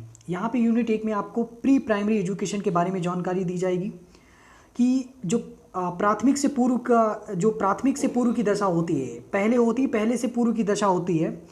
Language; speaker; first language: Hindi; native; Hindi